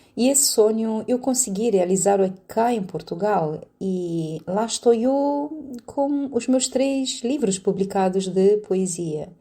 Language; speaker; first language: Portuguese; non-native, fluent; Romanian